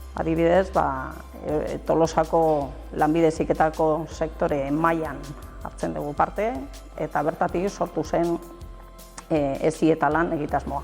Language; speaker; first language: Basque; native; Basque